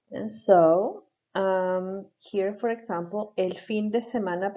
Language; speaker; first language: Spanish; non-native, fluent; English